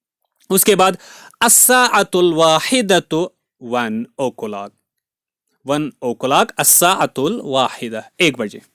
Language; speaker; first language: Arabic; non-native, fluent; Urdu